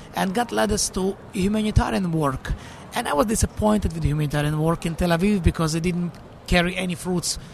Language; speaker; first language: English; non-native, fluent; Russian